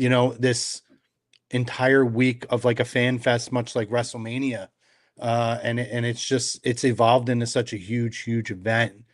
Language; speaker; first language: English; native; English